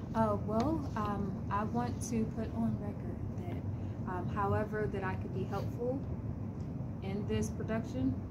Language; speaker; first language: English; native; English